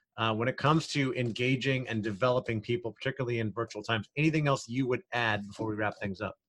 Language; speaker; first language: English; native; English